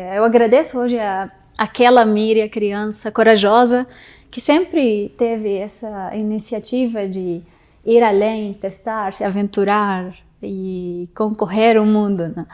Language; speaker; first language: Portuguese; non-native, fluent; Arabic